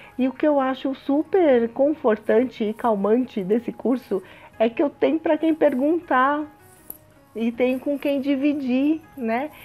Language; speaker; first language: Portuguese; native; Portuguese